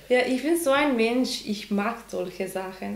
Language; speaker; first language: German; non-native, learner; Macedonian